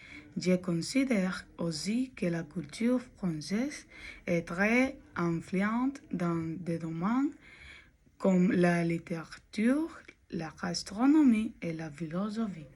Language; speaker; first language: French; non-native, learner; Spanish